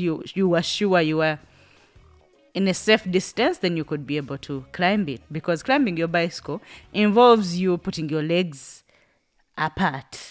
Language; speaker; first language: English; non-native, local second language; Ganda